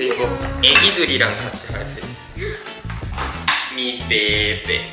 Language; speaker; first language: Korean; non-native, fluent; Japanese